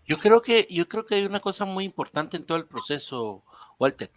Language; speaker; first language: Spanish; native; Spanish